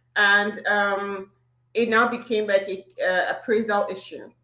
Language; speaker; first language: English; non-native, local second language; Igbo